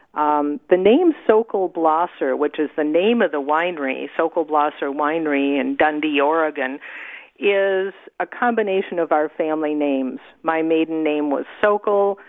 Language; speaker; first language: English; native; English